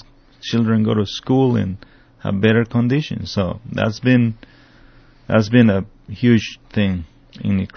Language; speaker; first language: English; non-native, fluent; Spanish